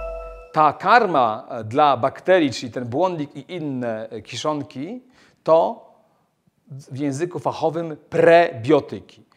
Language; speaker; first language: Polish; native; Polish